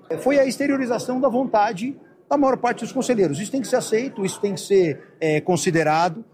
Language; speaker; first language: Portuguese; native; Portuguese